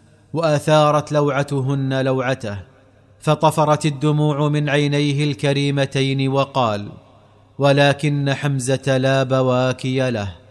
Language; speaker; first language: Arabic; native; Arabic